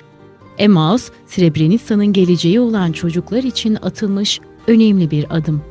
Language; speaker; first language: Turkish; native; Turkish